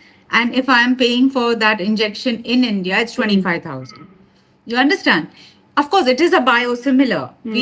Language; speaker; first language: English; non-native, local second language; Urdu